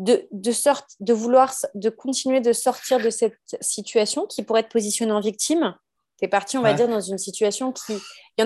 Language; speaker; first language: French; native; French